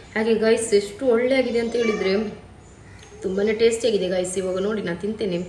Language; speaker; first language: Kannada; non-native, local second language; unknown